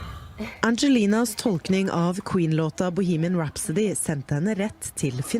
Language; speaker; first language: Norwegian; native; Norwegian